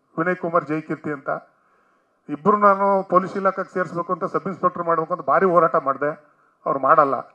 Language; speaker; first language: Kannada; native; Kannada